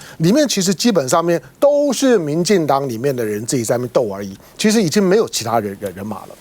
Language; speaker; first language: Chinese; native; Chinese